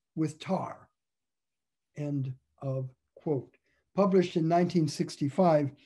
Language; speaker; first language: English; native; English